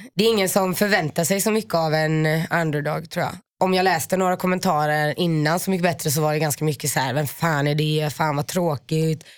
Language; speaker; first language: Swedish; native; Swedish